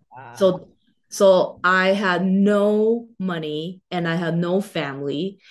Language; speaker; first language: English; non-native, fluent; Chinese